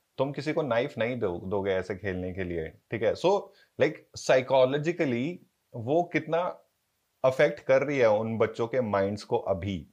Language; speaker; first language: Hindi; native; Hindi